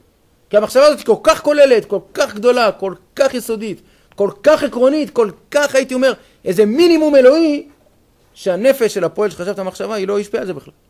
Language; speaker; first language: Hebrew; native; Hebrew